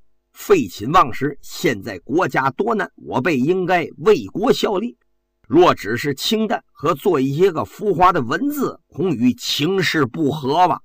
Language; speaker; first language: Chinese; native; Chinese